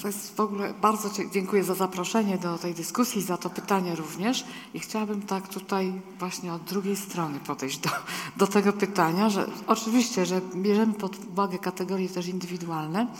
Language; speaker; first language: Polish; native; Polish